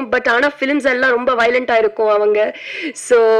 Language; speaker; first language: Tamil; non-native, learner; Telugu